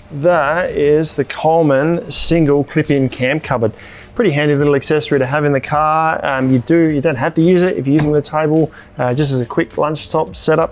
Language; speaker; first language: English; native; English